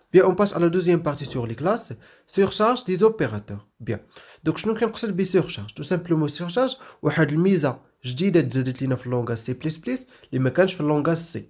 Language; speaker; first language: French; non-native, local second language; Arabic